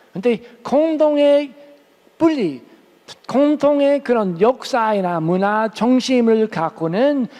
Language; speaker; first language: Korean; non-native, fluent; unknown